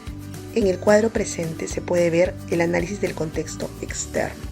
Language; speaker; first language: Spanish; native; Spanish